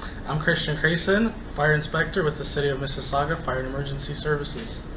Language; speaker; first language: English; early bilingual, other home language; Polish